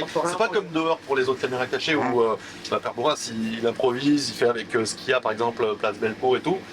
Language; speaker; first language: French; native; French